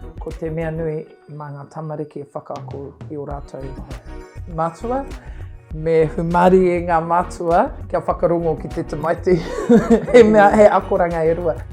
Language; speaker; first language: Māori; non-native, local second language; English